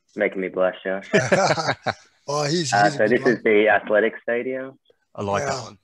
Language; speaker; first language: English; native; English